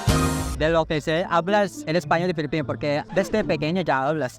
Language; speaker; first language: Spanish; non-native, fluent; Filipino